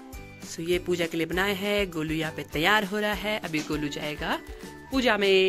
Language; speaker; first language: Hindi; native; Hindi